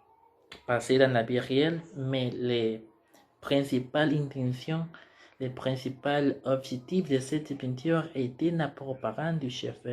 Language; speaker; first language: French; non-native, learner; Spanish